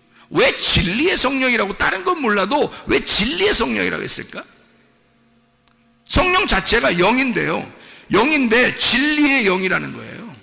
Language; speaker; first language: Korean; native; Korean